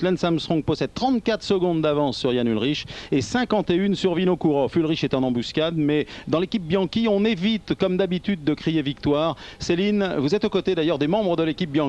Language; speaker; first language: French; native; French